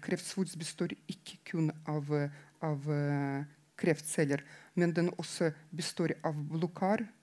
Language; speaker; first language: Norwegian; non-native, fluent; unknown